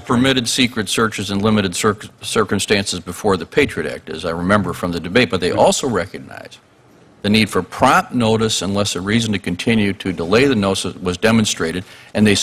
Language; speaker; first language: English; native; English